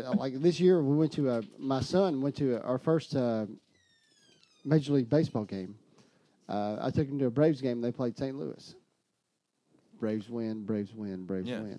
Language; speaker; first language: English; native; English